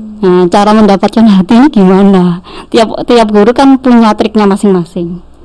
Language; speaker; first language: Indonesian; native; Indonesian